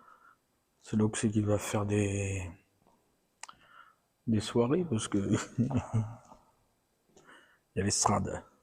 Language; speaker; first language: French; native; French